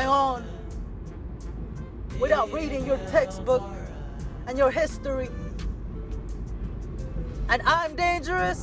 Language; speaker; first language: English; non-native, local second language; Cebuano